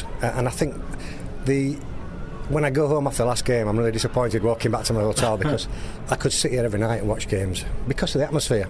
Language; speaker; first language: English; native; English